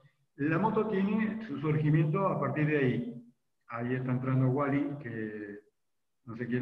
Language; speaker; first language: Spanish; native; Spanish